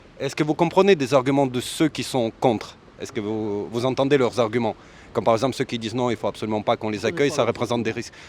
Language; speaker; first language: French; native; French